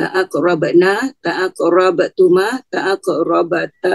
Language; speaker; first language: Arabic; non-native, learner; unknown